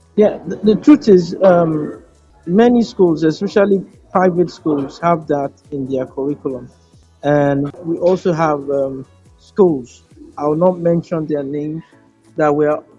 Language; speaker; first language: English; non-native, local second language; Yoruba